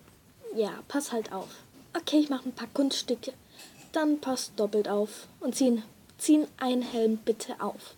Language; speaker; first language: German; native; German